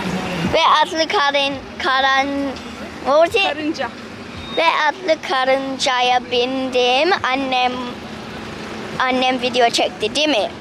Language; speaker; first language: Turkish; early bilingual, heritage; Turkish